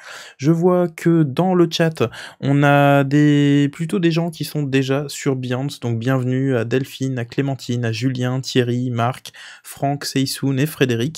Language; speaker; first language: French; native; French